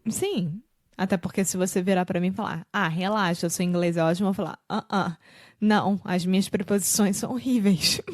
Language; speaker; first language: Portuguese; native; Portuguese